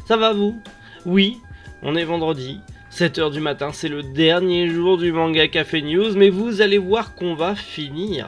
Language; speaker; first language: French; native; French